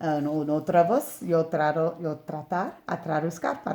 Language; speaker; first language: Spanish; non-native, learner; English